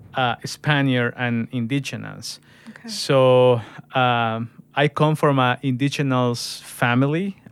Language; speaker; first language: English; non-native, fluent; Spanish